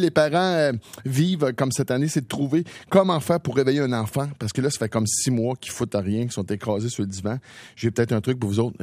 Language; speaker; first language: French; native; French